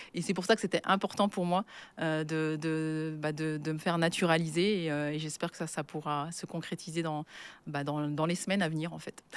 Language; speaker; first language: French; native; French